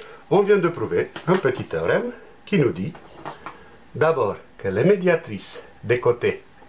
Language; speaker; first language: French; native; French